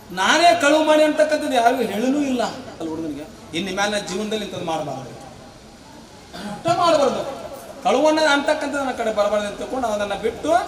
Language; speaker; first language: Kannada; native; Kannada